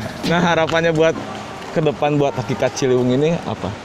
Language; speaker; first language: Indonesian; native; Indonesian